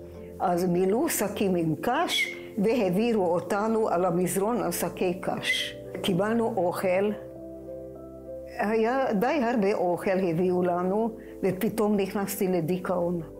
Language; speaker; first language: Hebrew; non-native, fluent; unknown